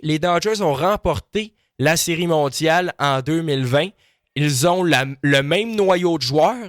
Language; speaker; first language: French; native; French